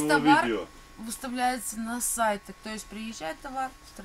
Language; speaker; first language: Russian; native; Russian